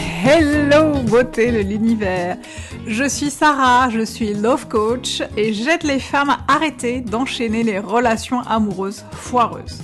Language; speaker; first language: French; native; French